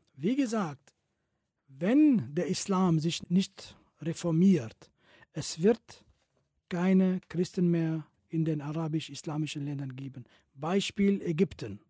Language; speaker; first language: German; non-native, fluent; Kurdish